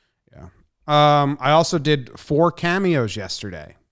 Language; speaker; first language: English; native; English